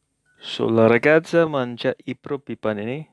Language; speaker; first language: Italian; non-native, learner; English